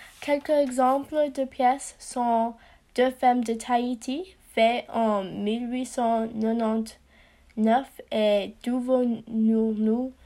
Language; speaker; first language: French; non-native, learner; English